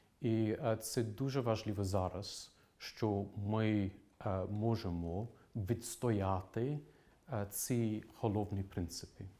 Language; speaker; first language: Ukrainian; non-native, fluent; English